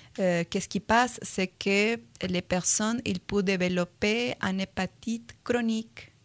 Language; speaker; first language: French; non-native, fluent; Spanish